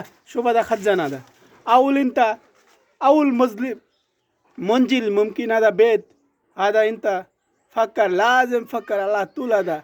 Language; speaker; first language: Arabic; non-native, learner; Bangla